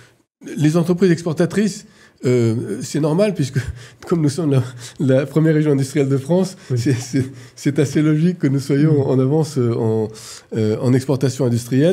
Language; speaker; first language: French; native; French